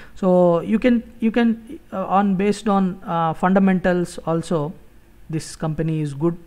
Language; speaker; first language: English; non-native, local second language; Telugu